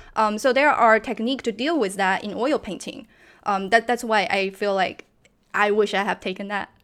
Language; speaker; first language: English; non-native, fluent; Chinese